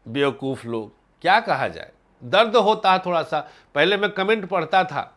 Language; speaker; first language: Hindi; native; Hindi